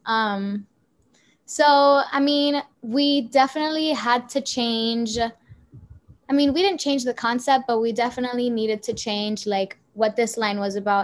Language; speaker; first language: English; early bilingual, other home language; Spanish